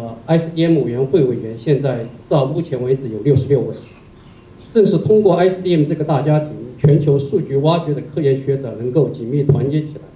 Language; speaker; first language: Chinese; native; Chinese